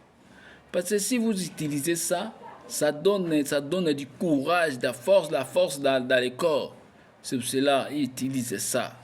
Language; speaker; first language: French; non-native, local second language; Lingala